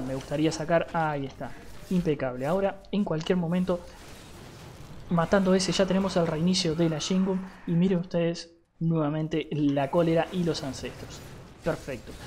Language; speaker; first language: Spanish; native; Spanish